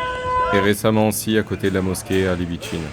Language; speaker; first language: French; native; French